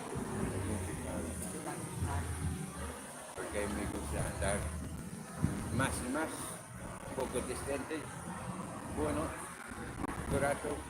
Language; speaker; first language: Spanish; non-native, learner; English